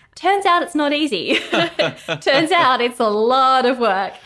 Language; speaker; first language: English; native; English